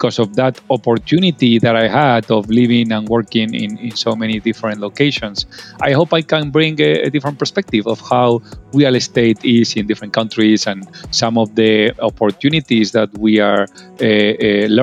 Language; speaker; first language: English; non-native, fluent; Spanish